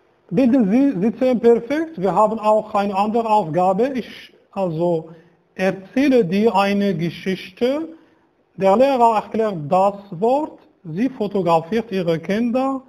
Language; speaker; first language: German; non-native, fluent; Arabic